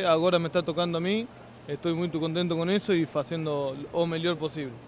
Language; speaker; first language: Portuguese; non-native, learner; Spanish